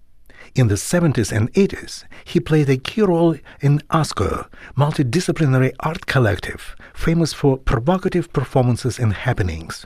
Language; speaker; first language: English; non-native, fluent; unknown